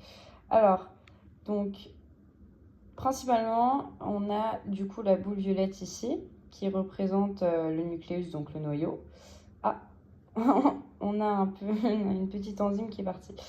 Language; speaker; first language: French; native; French